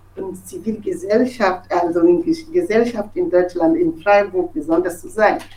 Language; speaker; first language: German; non-native, fluent; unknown